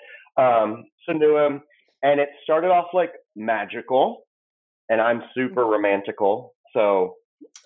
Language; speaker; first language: English; native; English